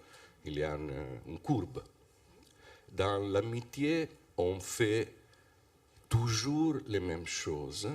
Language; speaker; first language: French; non-native, fluent; Italian